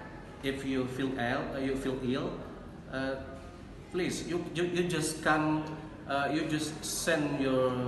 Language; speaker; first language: English; non-native, learner; Indonesian